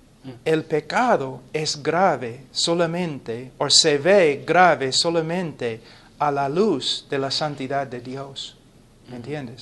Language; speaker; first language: Spanish; non-native, fluent; English